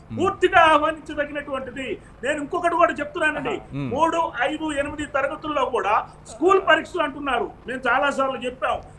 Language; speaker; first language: Telugu; native; Telugu